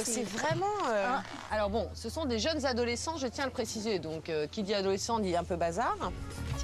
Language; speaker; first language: French; native; French